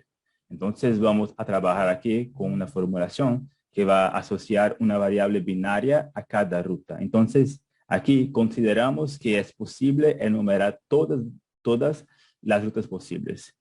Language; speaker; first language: Spanish; non-native, fluent; Portuguese